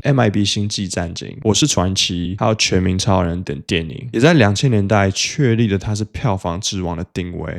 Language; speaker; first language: Chinese; native; Chinese